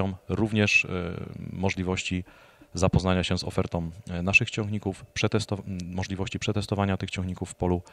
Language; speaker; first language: Polish; native; Polish